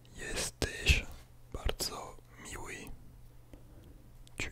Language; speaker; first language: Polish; early bilingual, heritage; French